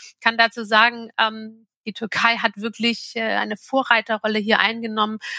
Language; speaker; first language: German; early bilingual, other home language; Turkish